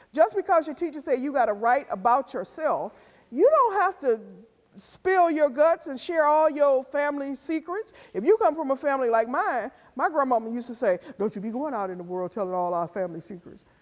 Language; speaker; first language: English; native; English